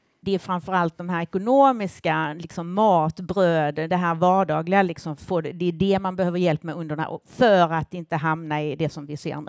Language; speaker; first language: Swedish; native; Swedish